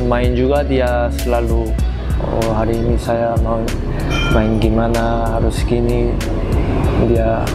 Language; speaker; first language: Indonesian; non-native, learner; Korean